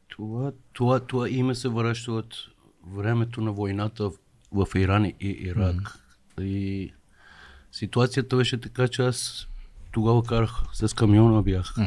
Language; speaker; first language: Bulgarian; non-native, fluent; Persian